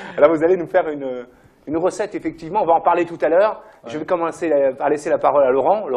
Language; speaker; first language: French; native; French